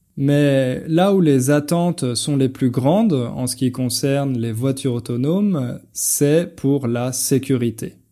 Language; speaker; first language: French; native; French